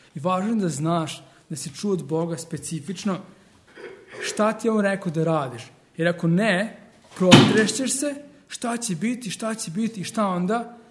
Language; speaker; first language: Serbian; early bilingual, heritage; Serbian